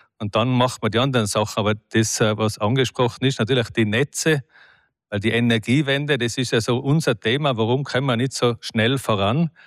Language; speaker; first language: German; native; German